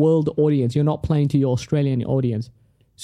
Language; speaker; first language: English; non-native, local second language; Tigrinya